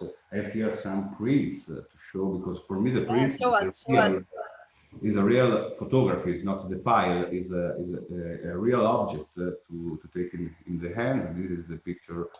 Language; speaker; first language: English; non-native, learner; Italian